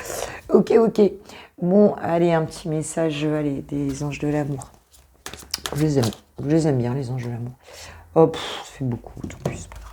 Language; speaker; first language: French; native; French